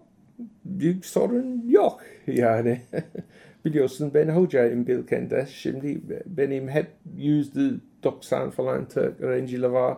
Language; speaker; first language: Turkish; non-native, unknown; English